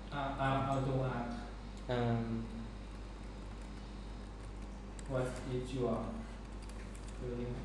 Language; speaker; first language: English; non-native, learner; Thai